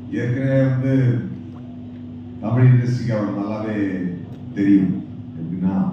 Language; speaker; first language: Tamil; native; Tamil